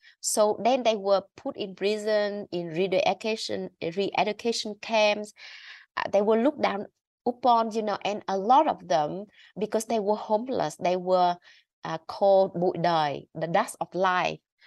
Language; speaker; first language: English; non-native, fluent; Vietnamese